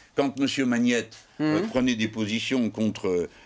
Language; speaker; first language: French; native; French